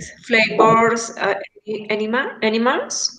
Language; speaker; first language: English; non-native, learner; Spanish